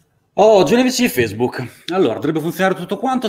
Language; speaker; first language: Italian; native; Italian